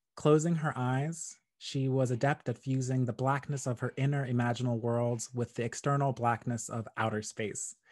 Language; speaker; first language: English; native; English